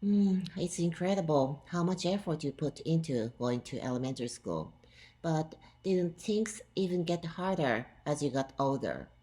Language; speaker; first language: English; non-native, fluent; Japanese